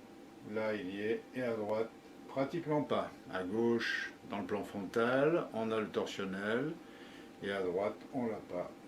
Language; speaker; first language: French; native; French